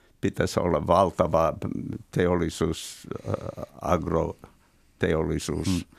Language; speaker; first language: Finnish; non-native, fluent; English